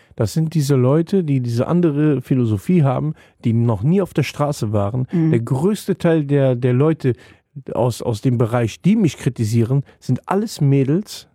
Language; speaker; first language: German; native; German